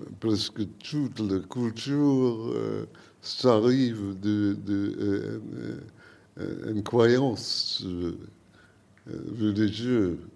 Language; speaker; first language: French; non-native, learner; English